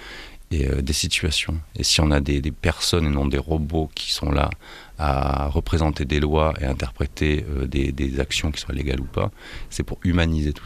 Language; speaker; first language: French; native; French